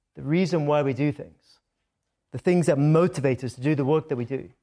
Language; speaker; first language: English; native; English